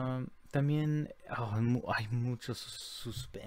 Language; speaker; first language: Spanish; early bilingual, heritage; Spanish